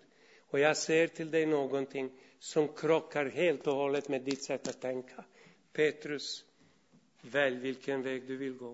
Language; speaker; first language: Swedish; non-native, fluent; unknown